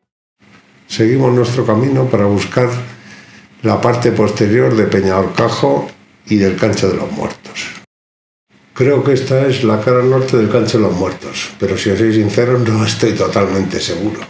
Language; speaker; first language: Spanish; native; Spanish